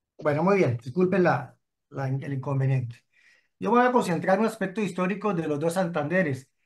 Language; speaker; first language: Spanish; native; Spanish